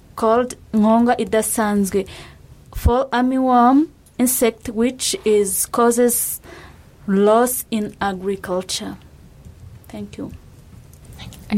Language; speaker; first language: English; non-native, local second language; Kinyarwanda